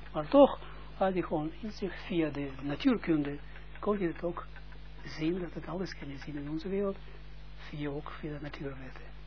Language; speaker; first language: Dutch; non-native, fluent; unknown